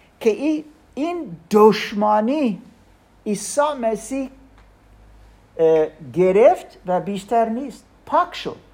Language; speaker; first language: Persian; non-native, learner; German